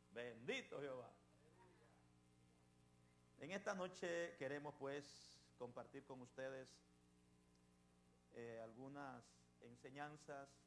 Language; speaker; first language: Spanish; native; Spanish